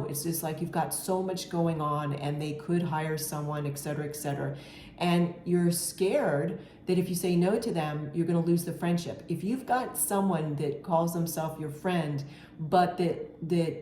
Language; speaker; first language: English; native; English